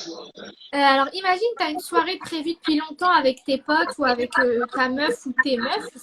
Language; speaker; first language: French; native; French